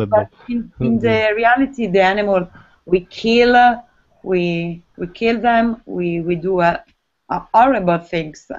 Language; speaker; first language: English; non-native, learner; Italian